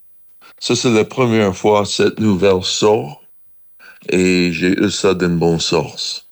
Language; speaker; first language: French; non-native, learner; English